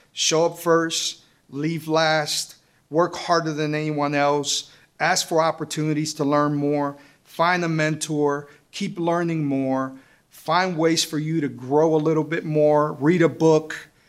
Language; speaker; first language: English; early bilingual, other home language; Spanish